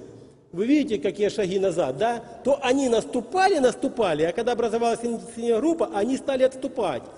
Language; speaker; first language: Russian; native; Russian